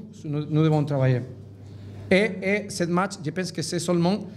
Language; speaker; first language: French; non-native, learner; Spanish